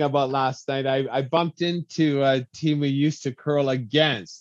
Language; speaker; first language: English; native; English